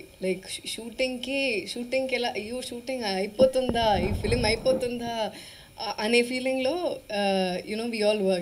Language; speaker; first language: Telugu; non-native, fluent; Malayalam